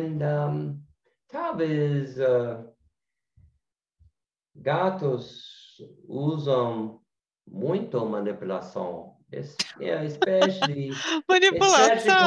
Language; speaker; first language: Portuguese; non-native, learner; English